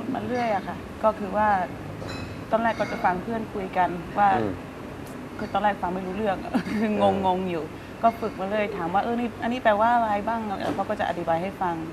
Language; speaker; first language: Thai; non-native, fluent; English